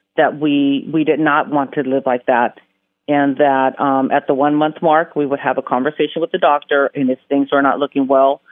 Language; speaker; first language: English; early bilingual, other home language; Spanish